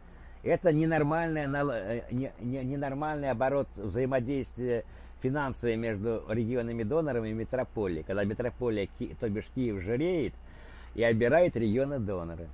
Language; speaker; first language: Russian; native; Russian